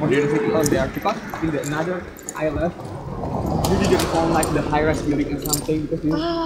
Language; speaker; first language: English; non-native, learner; Indonesian